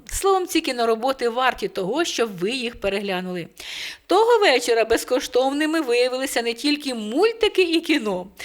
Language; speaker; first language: Ukrainian; native; Ukrainian